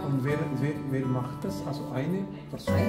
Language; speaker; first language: German; non-native, learner; Urdu